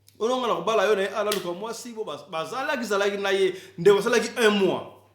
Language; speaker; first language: Lingala; native; Lingala